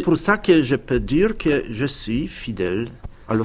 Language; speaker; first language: French; non-native, fluent; Polish